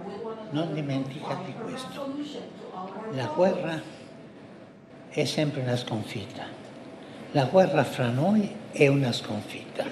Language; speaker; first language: Italian; non-native, fluent; Spanish